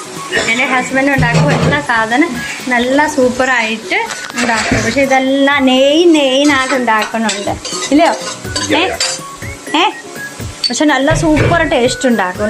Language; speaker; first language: Malayalam; non-native, learner; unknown